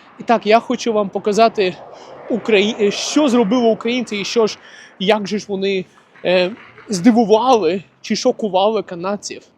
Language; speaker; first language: Ukrainian; non-native, local second language; Russian